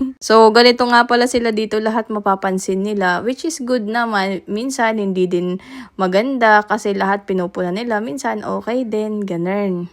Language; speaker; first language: Filipino; native; Filipino